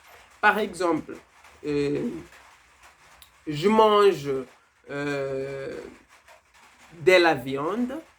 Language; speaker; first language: French; non-native, fluent; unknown